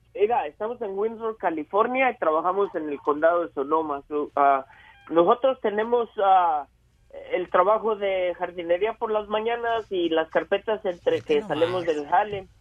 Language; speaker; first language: Spanish; native; Spanish